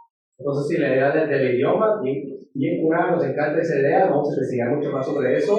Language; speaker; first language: Spanish; native; Spanish